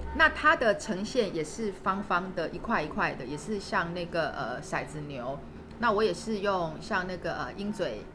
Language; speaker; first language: Chinese; native; Chinese